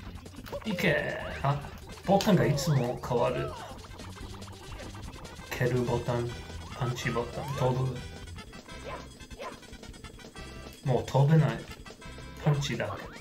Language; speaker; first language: Japanese; non-native, learner; English